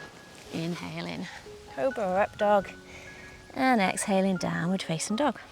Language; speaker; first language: English; native; English